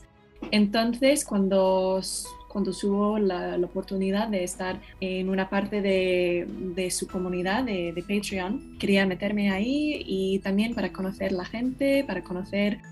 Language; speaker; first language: Spanish; non-native, fluent; English